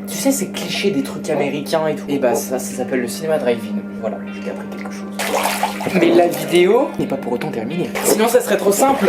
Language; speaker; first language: French; native; French